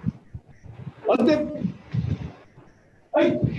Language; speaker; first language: Japanese; native; Japanese